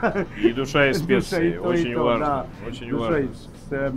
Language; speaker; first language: Russian; native; Russian